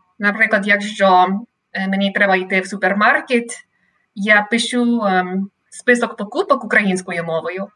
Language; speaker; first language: Ukrainian; non-native, fluent; English